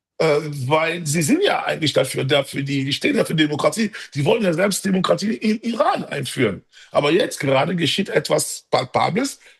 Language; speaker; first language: German; early bilingual, other home language; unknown